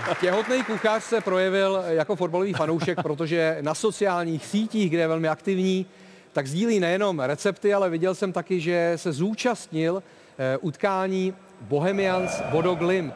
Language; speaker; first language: Czech; native; Czech